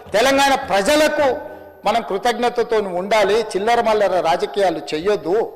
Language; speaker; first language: Telugu; native; Telugu